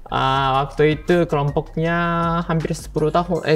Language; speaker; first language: Indonesian; non-native, fluent; Japanese